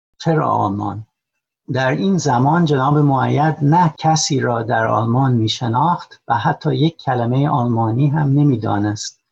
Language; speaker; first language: Persian; non-native, fluent; English